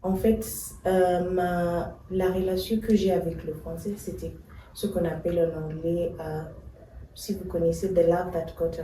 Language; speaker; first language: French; non-native, fluent; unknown